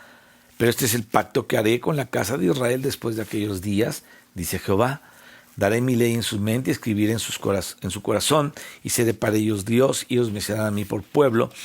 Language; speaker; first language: Spanish; native; Spanish